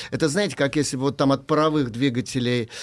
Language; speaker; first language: Russian; native; Russian